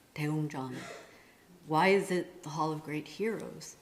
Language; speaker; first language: English; non-native, fluent; Korean